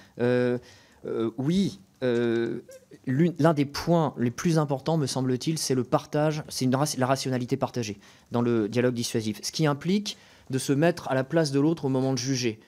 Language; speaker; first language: French; native; French